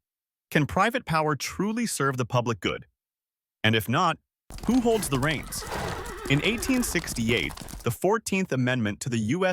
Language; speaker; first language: English; native; English